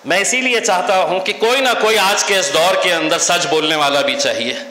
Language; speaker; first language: Hindi; non-native, local second language; Marathi